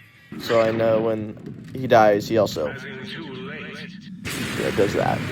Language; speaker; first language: English; native; English